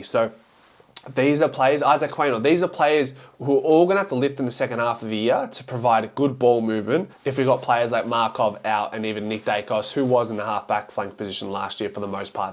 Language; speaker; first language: English; native; English